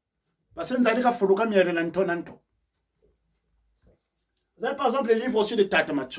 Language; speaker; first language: French; non-native, local second language; Kongo